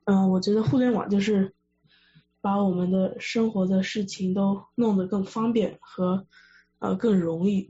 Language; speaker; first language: Chinese; early bilingual, heritage; Chinese